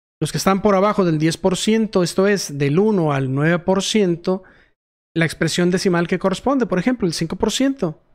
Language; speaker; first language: Spanish; native; Spanish